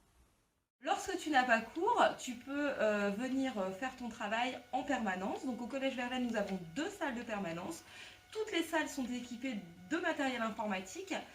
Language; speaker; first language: French; native; French